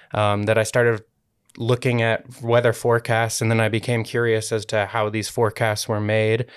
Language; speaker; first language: English; native; English